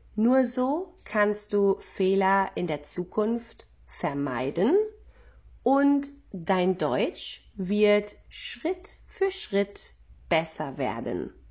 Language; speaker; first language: German; native; German